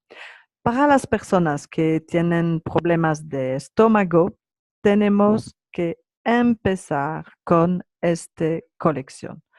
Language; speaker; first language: Spanish; non-native, learner; French